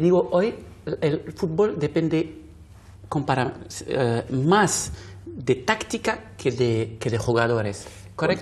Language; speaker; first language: Spanish; non-native, learner; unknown